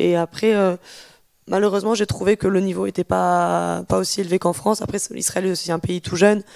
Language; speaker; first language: French; native; French